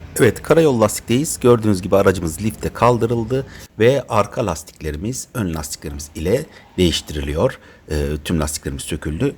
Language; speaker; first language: Turkish; native; Turkish